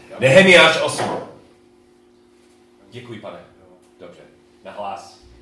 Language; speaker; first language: Czech; non-native, learner; English